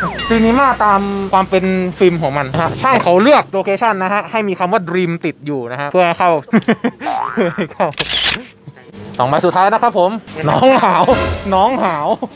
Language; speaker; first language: Thai; native; Thai